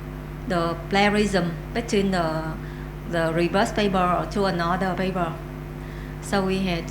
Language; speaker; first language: English; non-native, learner; Vietnamese